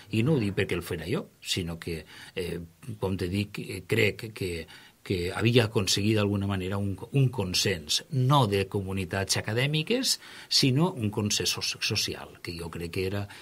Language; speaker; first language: Catalan; native; Catalan